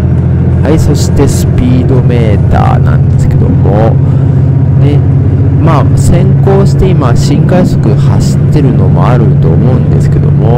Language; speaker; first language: Japanese; native; Japanese